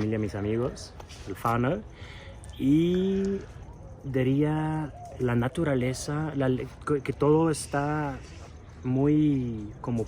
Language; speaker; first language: Spanish; non-native, fluent; English